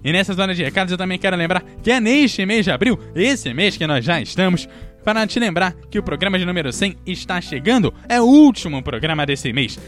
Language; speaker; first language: Portuguese; native; Portuguese